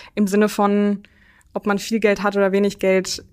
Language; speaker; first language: German; native; German